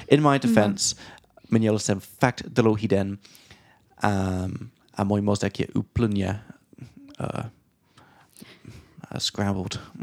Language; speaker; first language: Czech; non-native, learner; English